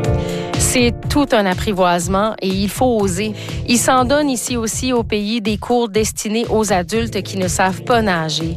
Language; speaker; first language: French; native; French